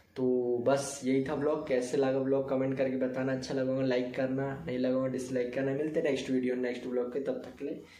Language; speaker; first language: Hindi; native; Hindi